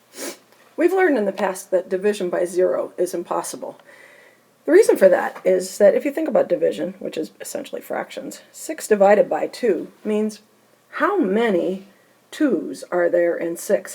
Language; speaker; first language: English; native; English